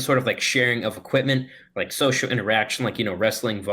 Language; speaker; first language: English; native; English